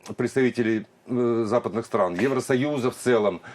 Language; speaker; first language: Russian; native; Russian